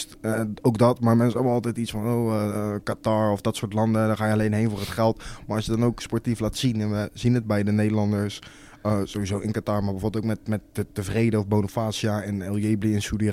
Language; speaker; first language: Dutch; native; Dutch